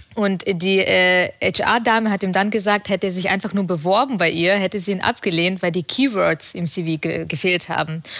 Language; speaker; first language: German; early bilingual, other home language; Russian